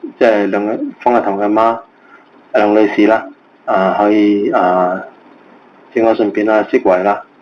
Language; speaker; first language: Cantonese; native; Cantonese